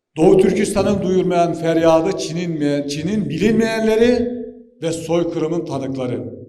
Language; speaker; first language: Turkish; native; Turkish